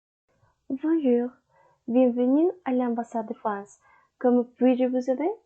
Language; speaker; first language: French; non-native, learner; Spanish